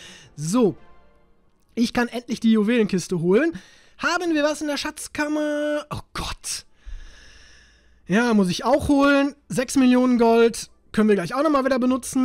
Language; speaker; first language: German; native; German